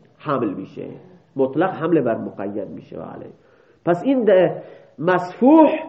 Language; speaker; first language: Persian; non-native, local second language; Baluchi